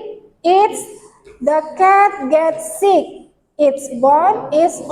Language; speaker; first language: English; non-native, fluent; Indonesian